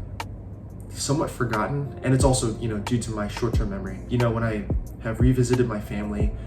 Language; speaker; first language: English; early bilingual, other home language; Chinese